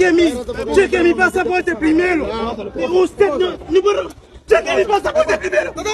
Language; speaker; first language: Spanish; non-native, learner; Haitian Creole